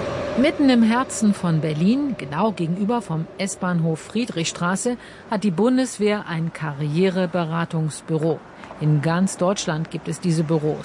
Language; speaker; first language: German; native; German